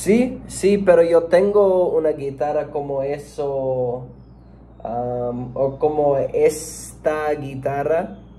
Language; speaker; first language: Spanish; non-native, learner; English